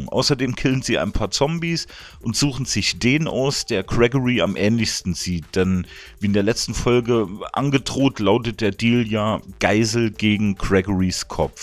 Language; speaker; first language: German; native; German